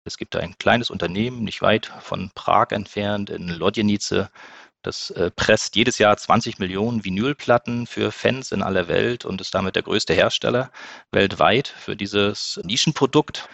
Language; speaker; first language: German; native; German